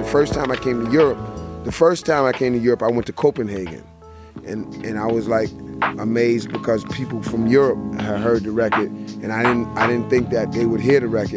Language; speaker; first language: English; native; English